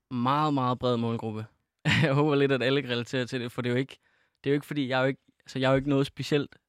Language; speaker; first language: Danish; native; Danish